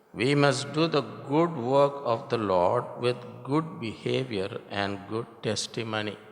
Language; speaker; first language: English; non-native, local second language; Tamil